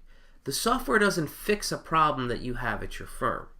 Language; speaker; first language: English; native; English